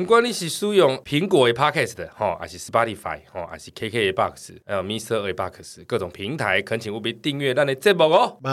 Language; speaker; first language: Chinese; native; Chinese